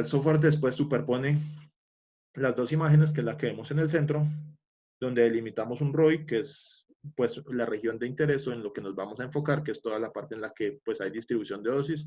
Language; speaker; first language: Spanish; native; Spanish